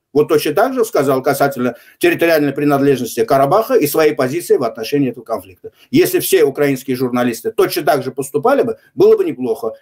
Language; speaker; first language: Russian; non-native, local second language; Azerbaijani